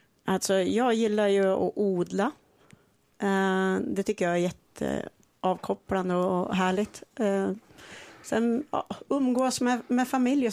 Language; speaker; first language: Swedish; native; Swedish